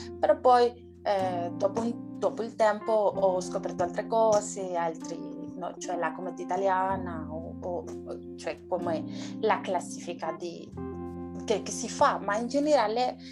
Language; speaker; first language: Italian; non-native, learner; Spanish